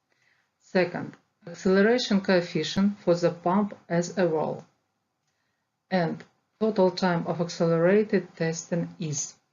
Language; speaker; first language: English; non-native, fluent; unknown